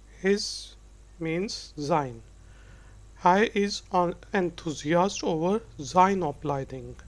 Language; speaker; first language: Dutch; non-native, fluent; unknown